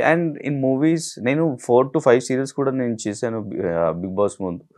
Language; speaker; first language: Telugu; non-native, learner; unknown